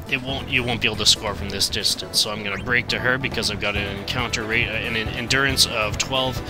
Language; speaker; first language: English; native; English